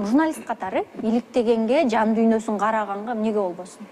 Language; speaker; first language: Kyrgyz; native; Kyrgyz